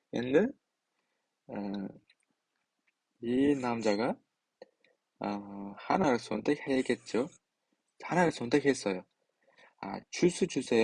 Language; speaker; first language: Korean; non-native, fluent; Uzbek